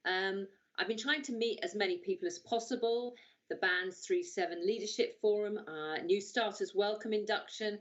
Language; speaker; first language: English; native; English